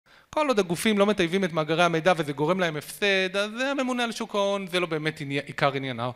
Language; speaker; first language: Hebrew; native; Hebrew